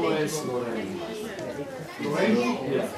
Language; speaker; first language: Spanish; non-native, learner; English